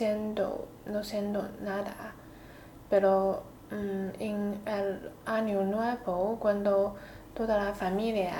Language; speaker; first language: Spanish; non-native, learner; Chinese